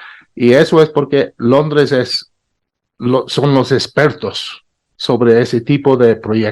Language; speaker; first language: Spanish; non-native, fluent; English